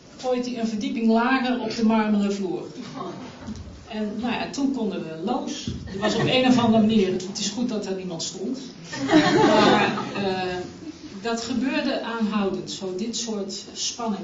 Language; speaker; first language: Dutch; native; Dutch